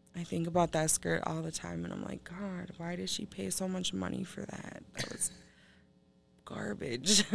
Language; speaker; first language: English; native; English